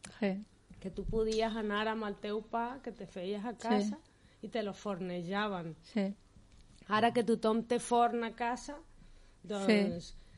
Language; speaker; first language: Catalan; non-native, fluent; Spanish